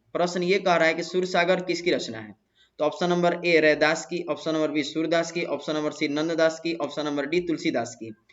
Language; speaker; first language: Hindi; native; Hindi